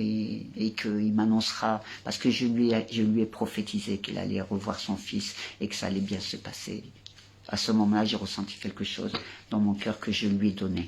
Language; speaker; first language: French; native; French